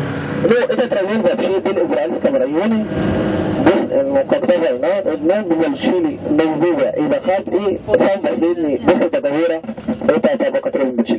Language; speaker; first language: Russian; non-native, fluent; Arabic